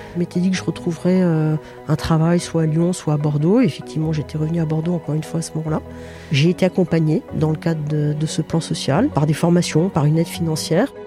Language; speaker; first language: French; native; French